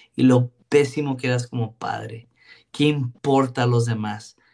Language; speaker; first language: Spanish; native; Spanish